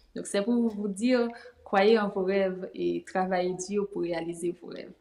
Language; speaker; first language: French; native; French